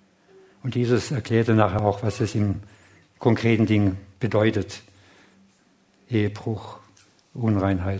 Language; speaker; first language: German; non-native, fluent; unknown